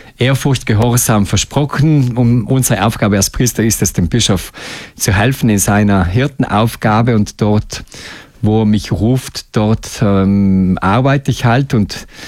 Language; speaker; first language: German; non-native, local second language; Ladin